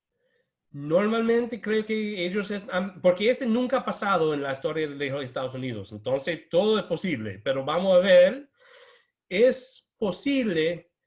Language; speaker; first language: Spanish; non-native, fluent; English